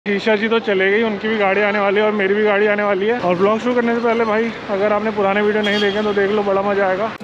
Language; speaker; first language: Hindi; native; Hindi